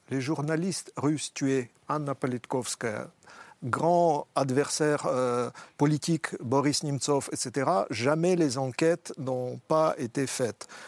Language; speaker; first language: French; non-native, fluent; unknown